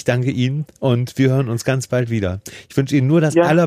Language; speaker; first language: German; native; German